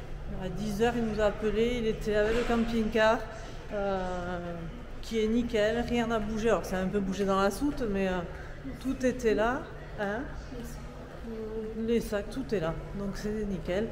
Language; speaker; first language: French; native; French